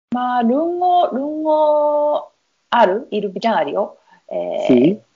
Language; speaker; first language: Italian; non-native, learner; Japanese